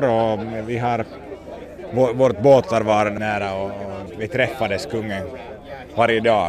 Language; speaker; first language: Swedish; non-native, local second language; Finnish